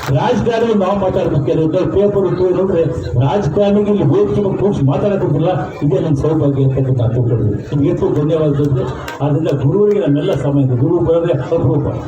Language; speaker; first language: Kannada; native; Kannada